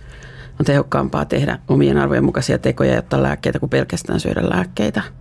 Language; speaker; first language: Finnish; native; Finnish